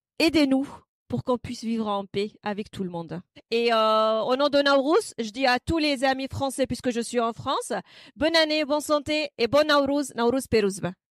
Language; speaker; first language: French; non-native, fluent; Kurdish